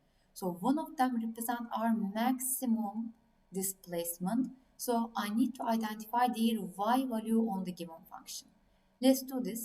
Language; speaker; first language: English; non-native, fluent; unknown